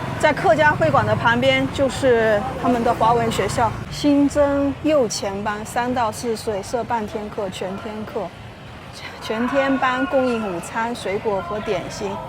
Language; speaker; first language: Chinese; native; Chinese